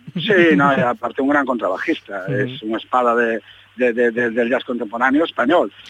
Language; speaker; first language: Spanish; native; Spanish